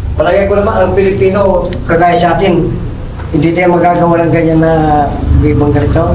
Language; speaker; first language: Filipino; non-native, local second language; Iloko